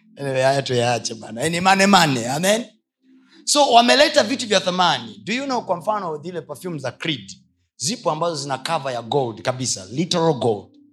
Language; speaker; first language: Swahili; native; Swahili